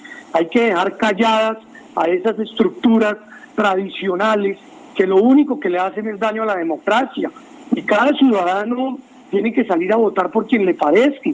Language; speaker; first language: Spanish; native; Spanish